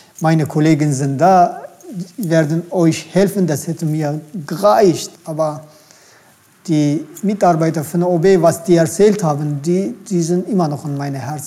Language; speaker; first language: German; non-native, fluent; Turkish